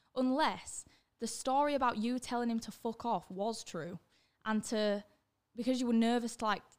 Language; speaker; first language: English; native; English